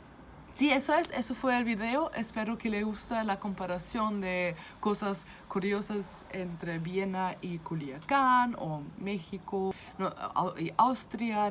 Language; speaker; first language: Spanish; non-native, fluent; German